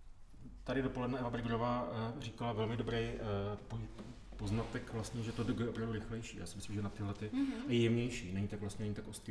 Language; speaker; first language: Czech; native; Czech